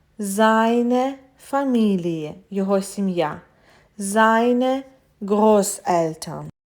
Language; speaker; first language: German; non-native, fluent; Ukrainian